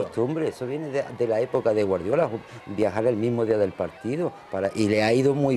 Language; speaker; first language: Spanish; native; Spanish